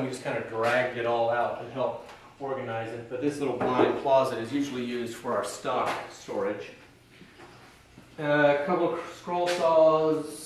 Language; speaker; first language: English; native; English